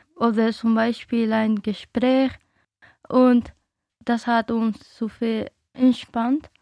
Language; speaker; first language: German; non-native, learner; Spanish